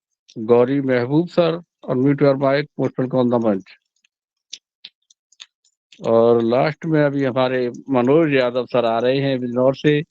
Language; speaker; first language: Hindi; native; Hindi